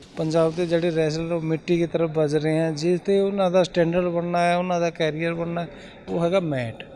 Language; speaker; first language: Punjabi; non-native, local second language; Hindi